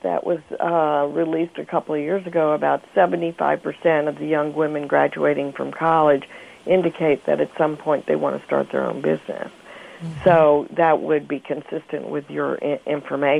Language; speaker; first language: English; native; English